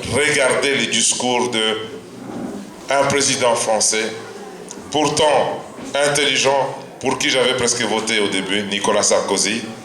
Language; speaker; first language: French; non-native, local second language; Luba-Lulua